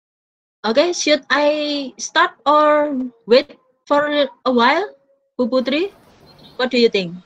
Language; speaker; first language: English; non-native, fluent; Indonesian